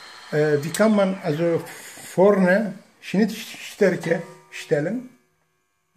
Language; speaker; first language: German; non-native, learner; Turkish